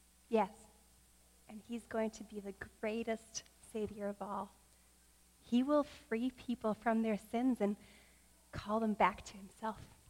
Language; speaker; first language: English; native; English